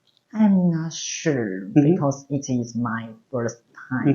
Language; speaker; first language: English; non-native, learner; Chinese